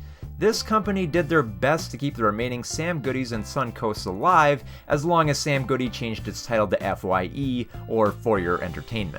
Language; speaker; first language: English; native; English